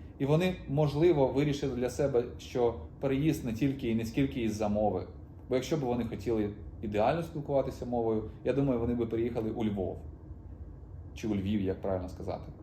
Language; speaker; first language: Ukrainian; non-native, local second language; Russian